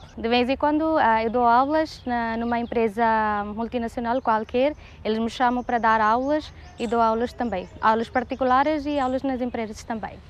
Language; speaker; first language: Portuguese; non-native, fluent; Hindi